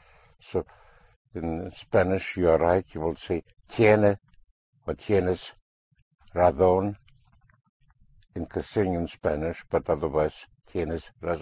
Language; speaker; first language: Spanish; non-native, fluent; English